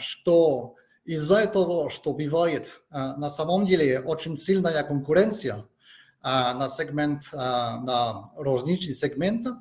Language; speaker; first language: Russian; non-native, fluent; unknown